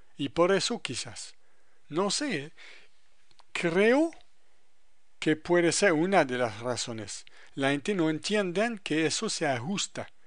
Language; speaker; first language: Spanish; non-native, fluent; French